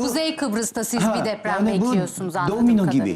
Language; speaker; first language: Turkish; native; Turkish